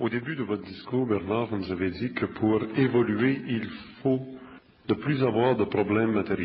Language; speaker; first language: French; native; French